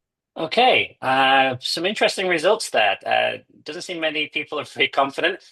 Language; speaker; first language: English; native; English